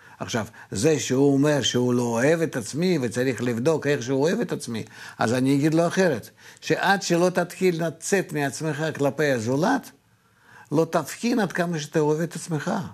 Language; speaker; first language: Hebrew; non-native, fluent; Russian